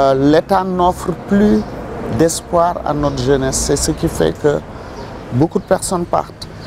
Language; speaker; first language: French; non-native, local second language; Wolof